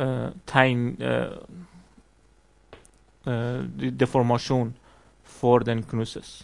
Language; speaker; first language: Norwegian; non-native, fluent; Persian